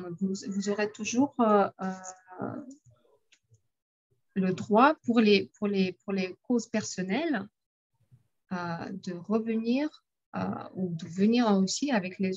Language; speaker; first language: French; non-native, fluent; Russian